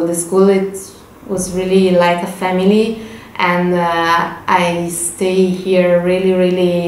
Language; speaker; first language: English; non-native, learner; Italian